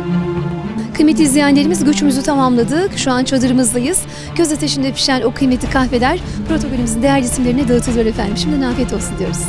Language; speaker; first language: Turkish; native; Turkish